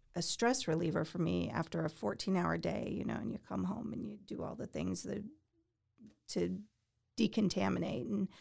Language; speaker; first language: English; native; English